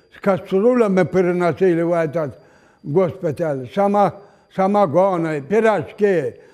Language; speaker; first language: Russian; non-native, local second language; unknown